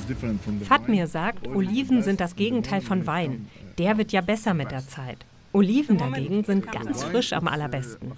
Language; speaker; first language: German; native; German